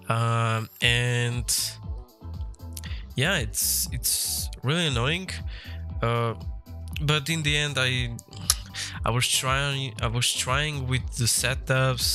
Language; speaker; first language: English; non-native, fluent; Slovenian